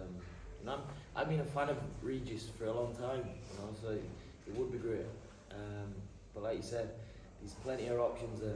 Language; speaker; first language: English; native; English